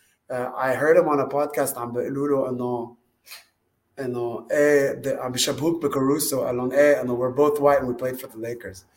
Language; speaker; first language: English; early bilingual, other home language; Arabic